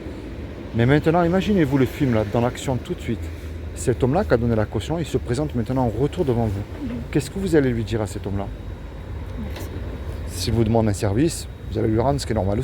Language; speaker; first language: French; native; French